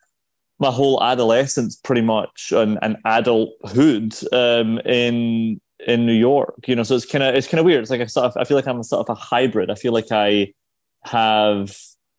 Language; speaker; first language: English; native; English